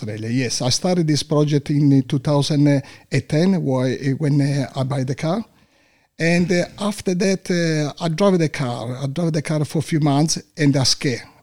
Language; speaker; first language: English; non-native, learner; Italian